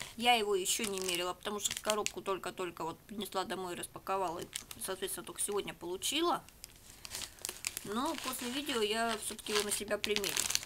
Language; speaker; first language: Russian; native; Russian